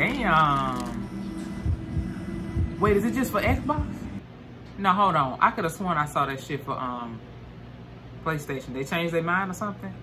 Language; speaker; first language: English; native; English